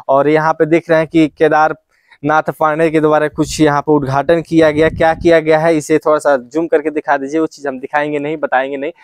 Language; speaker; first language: Hindi; native; Hindi